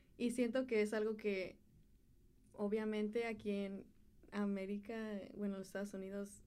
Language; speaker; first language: Spanish; early bilingual, heritage; Spanish